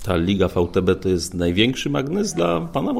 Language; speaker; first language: Polish; native; Polish